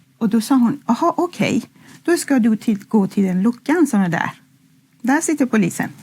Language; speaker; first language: Swedish; non-native, fluent; Persian